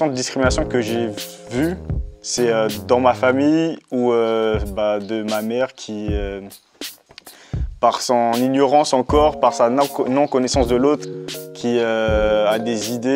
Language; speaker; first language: French; native; French